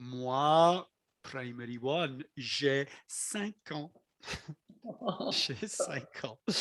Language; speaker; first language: French; non-native, fluent; English